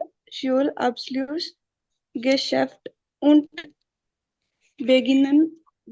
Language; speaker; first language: German; non-native, learner; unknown